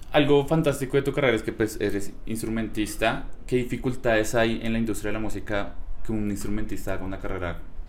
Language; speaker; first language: Spanish; native; Spanish